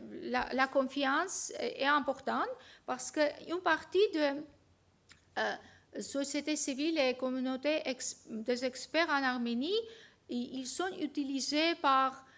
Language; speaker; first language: French; non-native, fluent; Armenian